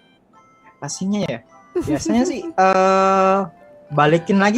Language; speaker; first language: Indonesian; native; Indonesian